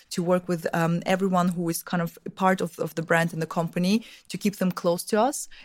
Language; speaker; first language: English; early bilingual, other home language; Russian